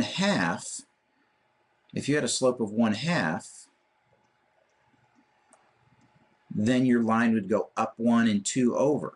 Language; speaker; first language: English; native; English